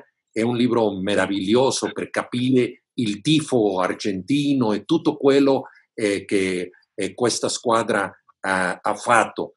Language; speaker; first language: Italian; non-native, fluent; Spanish